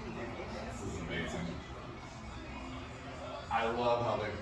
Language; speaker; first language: English; native; English